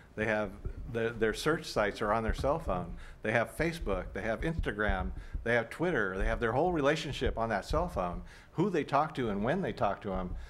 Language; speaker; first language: English; native; English